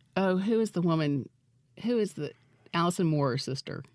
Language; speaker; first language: English; native; English